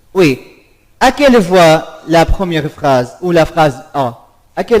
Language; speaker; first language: French; non-native, fluent; Arabic